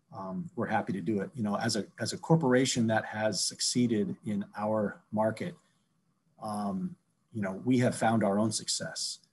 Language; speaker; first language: English; native; English